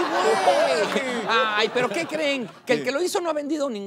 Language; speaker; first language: Spanish; native; Spanish